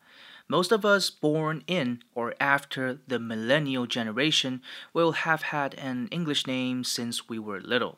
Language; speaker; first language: English; non-native, fluent; Chinese